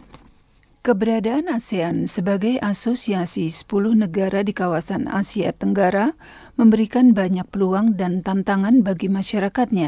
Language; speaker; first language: Indonesian; native; Indonesian